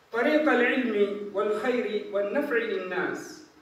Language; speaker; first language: Arabic; non-native, fluent; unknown